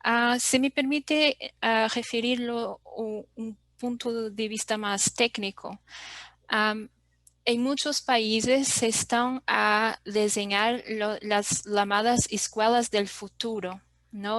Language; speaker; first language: Spanish; non-native, fluent; Portuguese